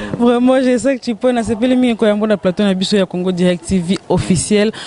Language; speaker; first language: Lingala; native; Lingala